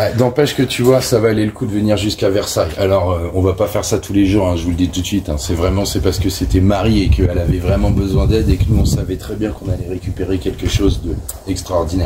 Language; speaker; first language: French; native; French